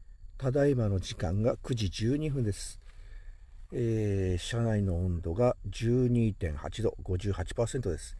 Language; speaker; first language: Japanese; native; Japanese